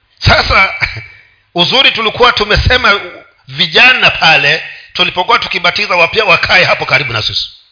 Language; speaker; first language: Swahili; non-native, local second language; Giryama